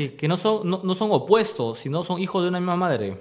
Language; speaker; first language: Spanish; native; Spanish